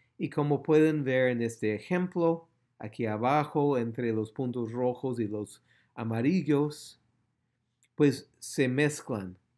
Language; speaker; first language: Spanish; non-native, fluent; English